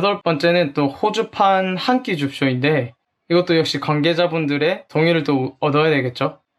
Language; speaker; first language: Korean; native; Korean